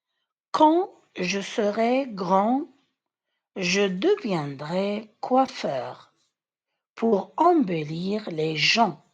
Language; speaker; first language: French; non-native, fluent; Arabic